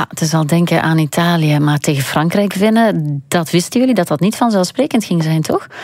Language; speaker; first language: Dutch; native; Dutch